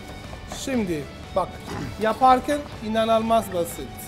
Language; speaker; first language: Turkish; non-native, learner; Italian